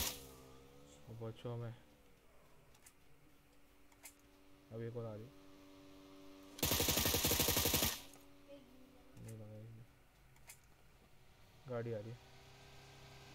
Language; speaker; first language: Hindi; native; Hindi